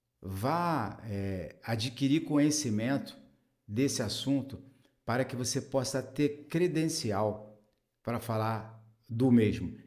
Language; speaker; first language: Portuguese; native; Portuguese